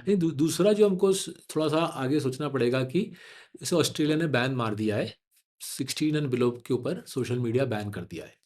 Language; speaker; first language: Hindi; non-native, local second language; Bangla